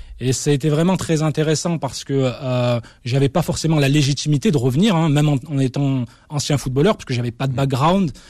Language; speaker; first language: French; early bilingual, other home language; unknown